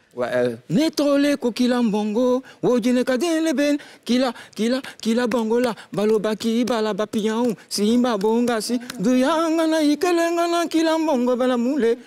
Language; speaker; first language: French; non-native, local second language; Dyula